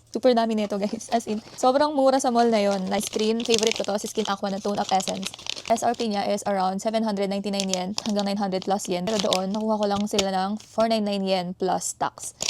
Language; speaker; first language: Filipino; native; Filipino